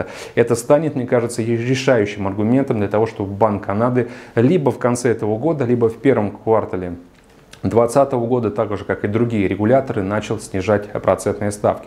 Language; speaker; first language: Russian; native; Russian